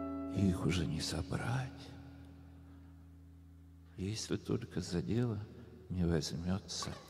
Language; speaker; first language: Russian; native; Russian